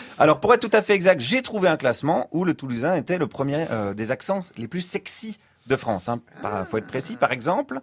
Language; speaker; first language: French; native; French